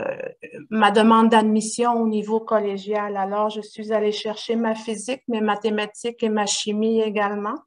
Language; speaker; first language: French; non-native, local second language; Innu-aimun